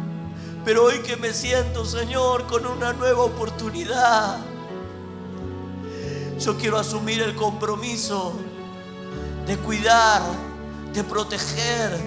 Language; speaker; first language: Spanish; native; Spanish